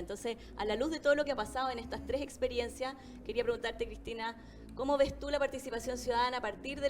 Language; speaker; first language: Spanish; native; Spanish